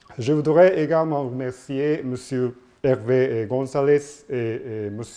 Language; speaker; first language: French; non-native, learner; Japanese